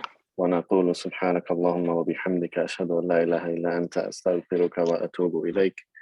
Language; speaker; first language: Arabic; non-native, fluent; English